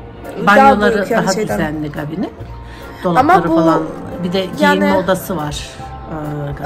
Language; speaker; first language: Turkish; native; Turkish